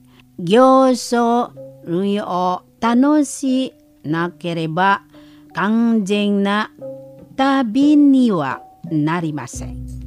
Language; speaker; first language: Japanese; non-native, fluent; Indonesian